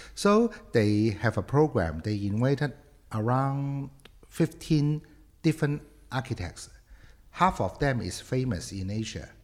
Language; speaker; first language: English; non-native, local second language; Cantonese